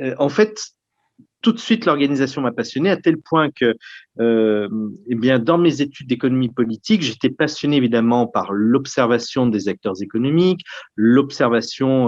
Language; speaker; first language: French; native; French